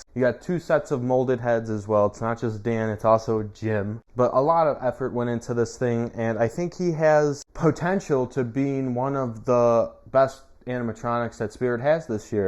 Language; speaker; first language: English; native; English